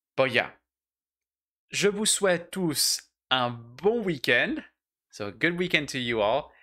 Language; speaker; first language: French; native; French